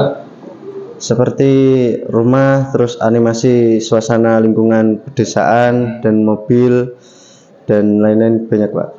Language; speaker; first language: Indonesian; non-native, local second language; Javanese